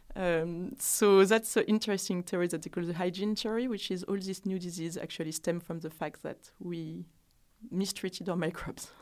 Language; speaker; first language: English; non-native, fluent; French